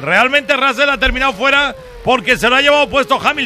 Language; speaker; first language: Spanish; native; Spanish